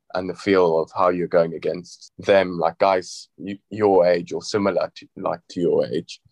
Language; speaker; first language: English; native; English